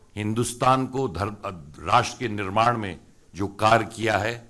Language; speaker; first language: Hindi; native; Hindi